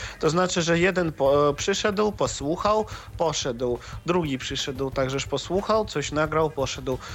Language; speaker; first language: Polish; non-native, fluent; Russian